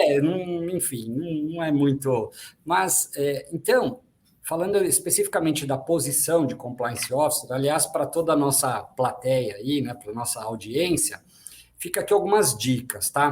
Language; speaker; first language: Portuguese; native; Portuguese